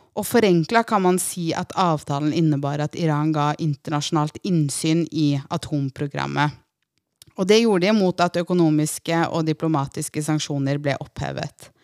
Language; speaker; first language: Norwegian; early bilingual, other home language; Persian